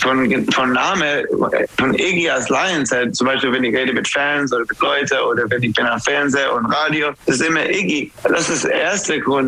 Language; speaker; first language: German; non-native, fluent; English